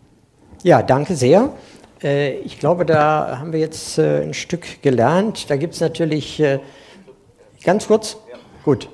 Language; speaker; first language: German; native; German